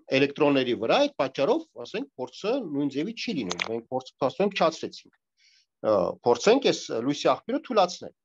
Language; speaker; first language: Armenian; native; Armenian